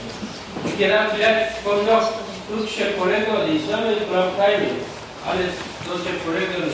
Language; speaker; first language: German; non-native, learner; Kurdish